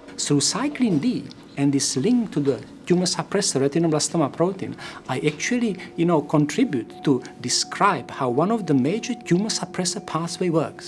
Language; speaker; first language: English; non-native, fluent; Czech